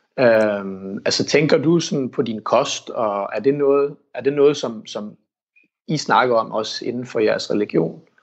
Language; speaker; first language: Danish; early bilingual, heritage; Danish